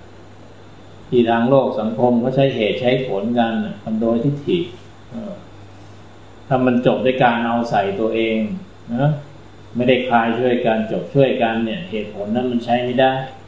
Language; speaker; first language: Thai; native; Thai